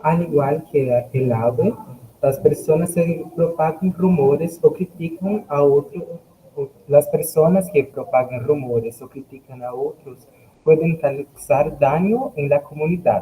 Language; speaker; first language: Spanish; non-native, learner; Portuguese